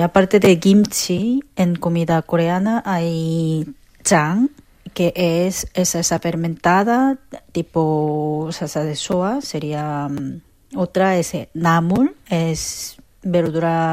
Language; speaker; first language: Spanish; non-native, fluent; Korean